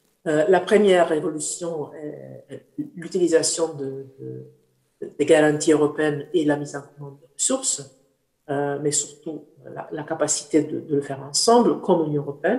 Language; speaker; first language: French; non-native, fluent; Italian